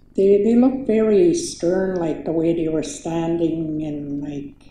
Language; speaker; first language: English; native; English